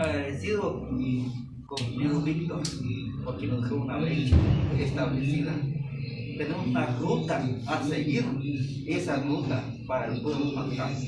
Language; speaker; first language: Spanish; native; Spanish